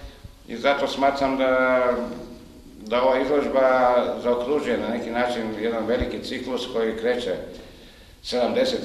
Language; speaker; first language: Croatian; native; Croatian